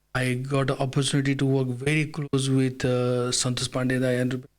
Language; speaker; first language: English; non-native, fluent; Nepali